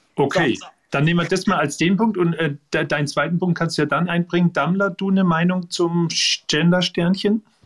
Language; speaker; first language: German; native; German